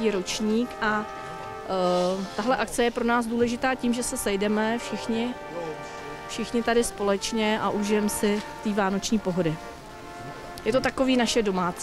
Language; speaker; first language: Czech; native; Czech